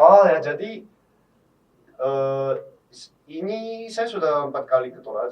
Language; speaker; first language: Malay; non-native, fluent; Korean